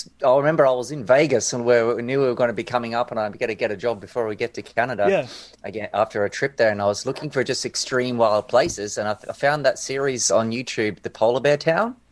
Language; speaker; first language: English; native; English